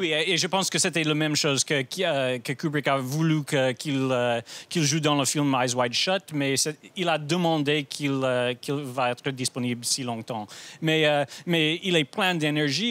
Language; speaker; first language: French; non-native, fluent; English